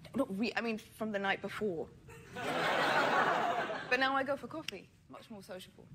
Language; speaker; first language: English; native; English